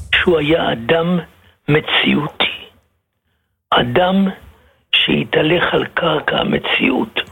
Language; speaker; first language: Hebrew; native; Hebrew